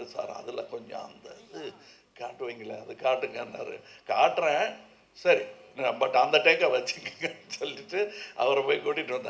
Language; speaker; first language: Tamil; native; Tamil